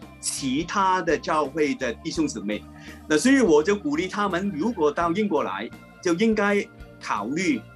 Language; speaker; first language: Chinese; non-native, local second language; Cantonese